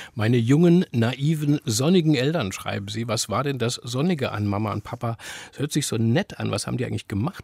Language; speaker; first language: German; native; German